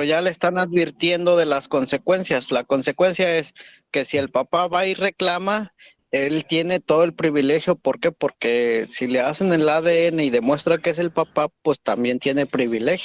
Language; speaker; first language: Spanish; native; Spanish